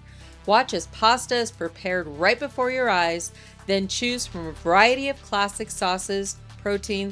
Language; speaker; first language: English; native; English